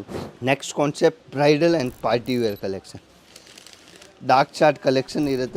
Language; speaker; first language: Kannada; non-native, fluent; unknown